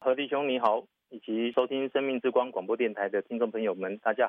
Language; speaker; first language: Chinese; native; Chinese